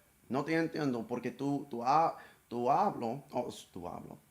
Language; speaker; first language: Spanish; non-native, learner; English